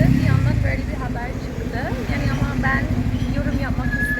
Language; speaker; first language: Turkish; non-native, fluent; English